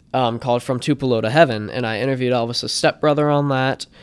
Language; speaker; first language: English; native; English